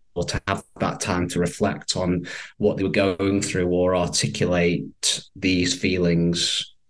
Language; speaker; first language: English; native; English